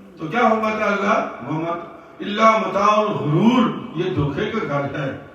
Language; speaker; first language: Urdu; non-native, local second language; Punjabi